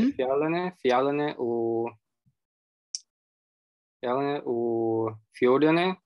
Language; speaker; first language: Norwegian; non-native, fluent; Russian